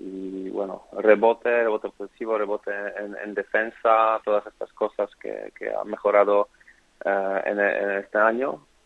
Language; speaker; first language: Spanish; non-native, fluent; Polish